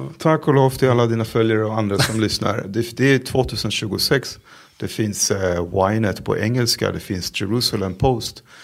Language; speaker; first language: Swedish; non-native, fluent; Hebrew